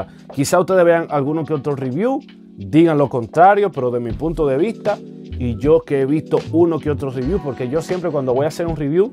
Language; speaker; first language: Spanish; native; Spanish